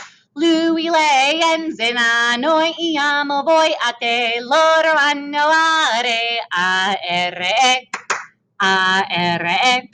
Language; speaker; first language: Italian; non-native, fluent; English